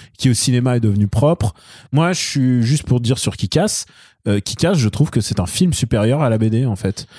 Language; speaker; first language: French; early bilingual, other home language; Russian